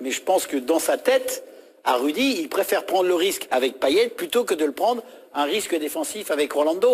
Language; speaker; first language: French; native; French